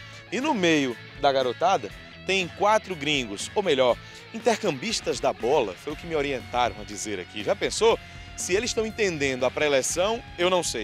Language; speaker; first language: Portuguese; native; Portuguese